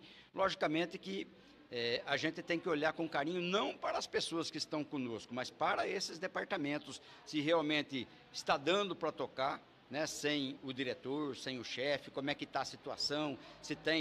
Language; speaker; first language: Portuguese; native; Portuguese